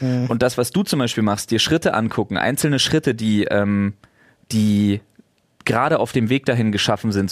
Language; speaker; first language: German; native; German